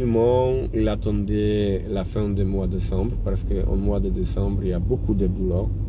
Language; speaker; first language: French; non-native, learner; Polish